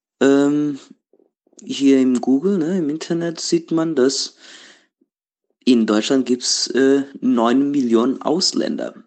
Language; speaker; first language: German; non-native, learner; Portuguese